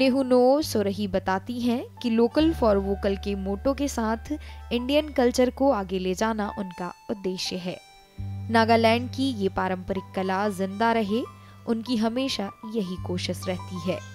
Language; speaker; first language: Hindi; native; Hindi